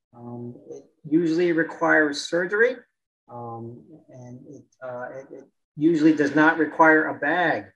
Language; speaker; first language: English; native; English